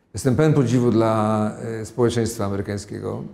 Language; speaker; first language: Polish; native; Polish